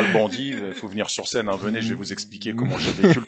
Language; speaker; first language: French; native; French